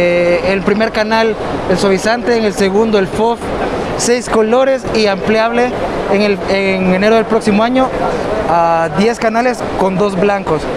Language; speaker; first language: Spanish; native; Spanish